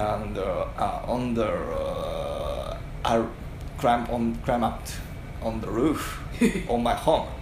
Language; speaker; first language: English; non-native, learner; Japanese